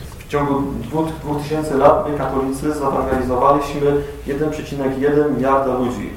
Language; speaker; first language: Polish; native; Polish